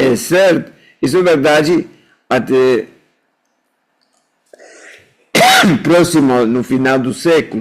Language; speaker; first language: Portuguese; non-native, fluent; Spanish